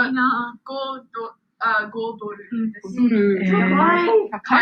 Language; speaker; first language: Japanese; non-native, learner; English